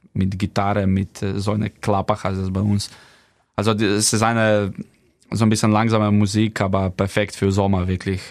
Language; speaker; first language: German; non-native, fluent; Slovenian